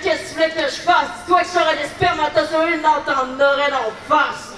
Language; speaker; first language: French; native; French